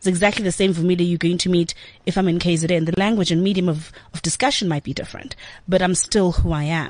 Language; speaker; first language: English; non-native, local second language; Zulu